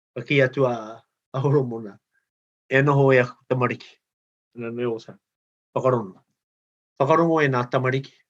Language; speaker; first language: Māori; native; Māori